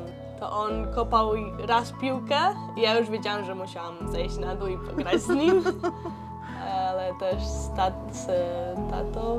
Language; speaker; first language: Polish; early bilingual, heritage; Polish